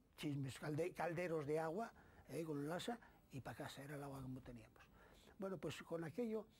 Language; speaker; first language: Spanish; native; Spanish